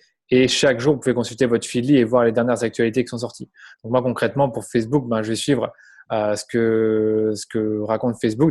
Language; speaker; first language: French; native; French